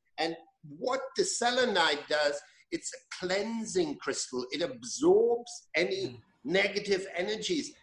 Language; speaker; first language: English; non-native, fluent; German